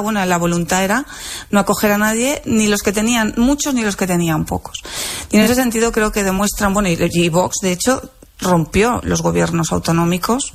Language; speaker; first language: Spanish; native; Spanish